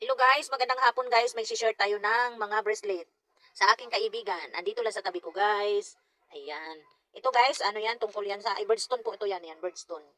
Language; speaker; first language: Filipino; non-native, local second language; Cebuano